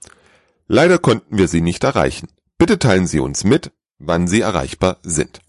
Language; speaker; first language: German; native; German